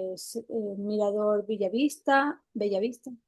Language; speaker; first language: English; non-native, learner; Spanish